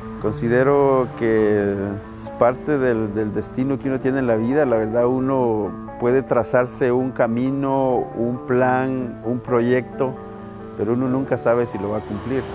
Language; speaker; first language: Spanish; native; Spanish